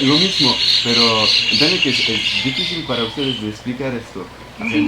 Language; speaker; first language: Spanish; non-native, fluent; French